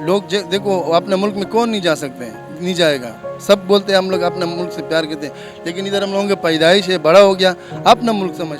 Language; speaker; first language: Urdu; early bilingual, other home language; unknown